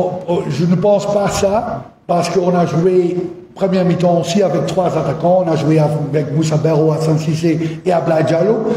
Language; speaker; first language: French; non-native, fluent; Dutch